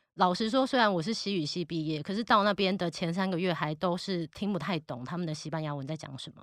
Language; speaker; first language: Chinese; native; Chinese